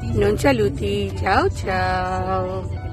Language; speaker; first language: Italian; non-native, learner; Bangla